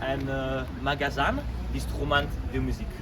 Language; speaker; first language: French; non-native, learner; Czech